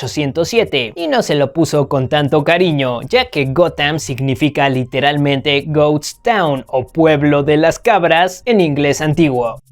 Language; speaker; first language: Spanish; native; Spanish